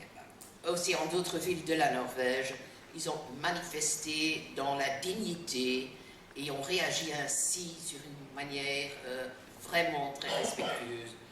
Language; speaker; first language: French; non-native, fluent; Dutch